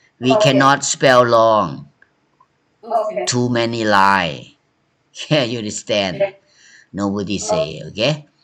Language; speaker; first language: English; non-native, learner; Thai